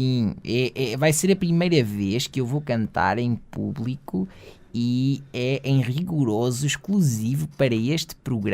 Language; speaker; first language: Portuguese; native; Portuguese